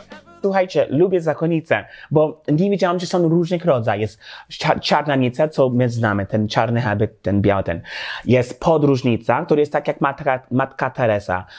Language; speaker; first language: Polish; non-native, learner; English